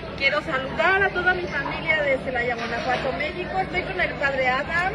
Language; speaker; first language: Spanish; native; Spanish